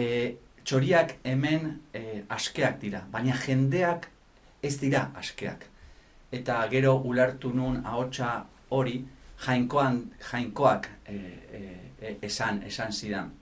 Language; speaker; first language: Basque; non-native, fluent; Spanish